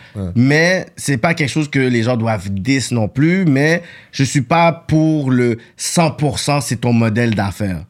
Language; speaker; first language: French; native; French